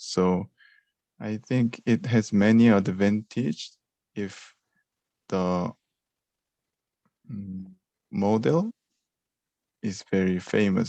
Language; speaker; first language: English; non-native, learner; Korean